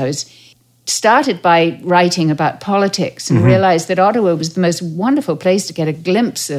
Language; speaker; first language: English; native; English